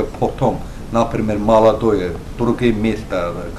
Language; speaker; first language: Russian; non-native, learner; Azerbaijani